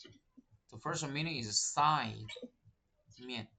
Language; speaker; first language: English; non-native, fluent; Chinese